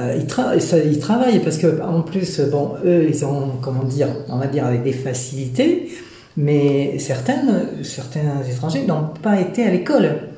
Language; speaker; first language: French; native; French